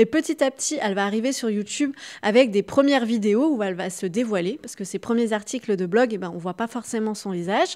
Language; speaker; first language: French; native; French